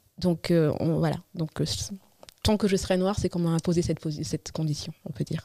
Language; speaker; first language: French; non-native, local second language; Malagasy